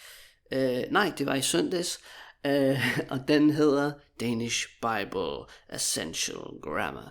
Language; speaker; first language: Danish; native; Danish